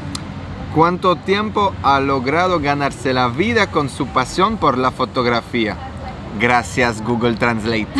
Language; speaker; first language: Spanish; non-native, learner; French